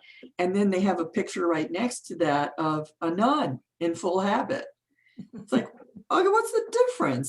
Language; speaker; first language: English; native; English